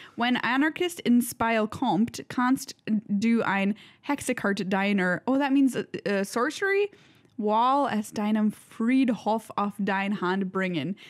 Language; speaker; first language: German; non-native, learner; English